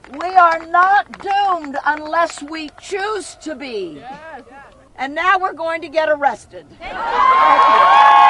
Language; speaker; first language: English; native; English